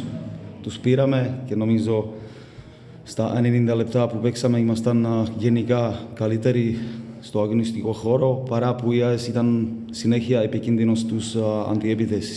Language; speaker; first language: Greek; non-native, learner; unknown